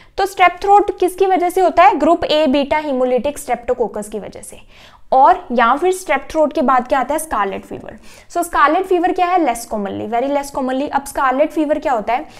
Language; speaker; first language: Hindi; native; Hindi